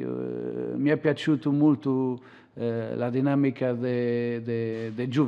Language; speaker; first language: Italian; non-native, learner; Portuguese